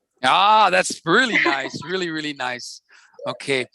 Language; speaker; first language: English; non-native, fluent; Dutch